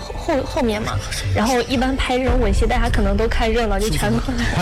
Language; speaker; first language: Chinese; native; Chinese